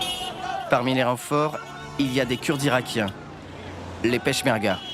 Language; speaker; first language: French; native; French